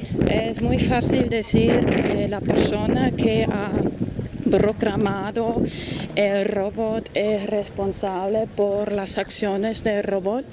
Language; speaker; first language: Spanish; non-native, fluent; German